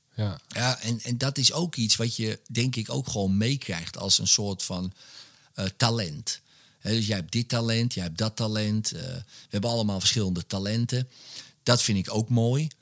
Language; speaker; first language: Dutch; native; Dutch